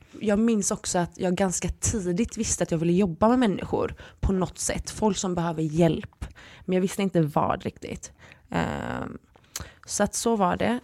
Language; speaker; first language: Swedish; early bilingual, other home language; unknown